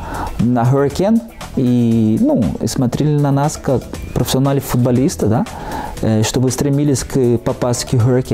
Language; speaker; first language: Russian; non-native, fluent; Portuguese